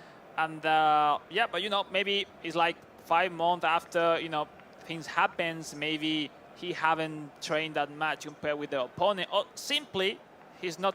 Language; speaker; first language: English; non-native, fluent; Spanish